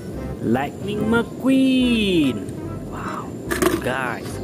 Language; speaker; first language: English; non-native, learner; Indonesian